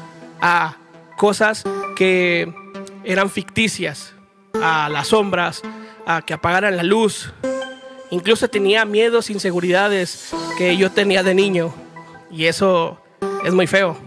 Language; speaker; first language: Spanish; native; Spanish